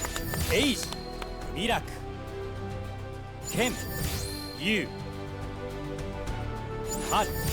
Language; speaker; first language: Japanese; native; Japanese